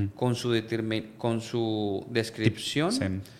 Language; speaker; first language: Spanish; native; Spanish